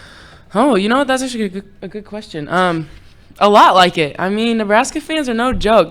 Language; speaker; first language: English; native; English